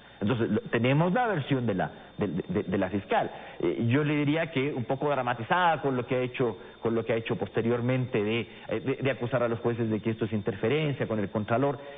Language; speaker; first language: Spanish; native; Spanish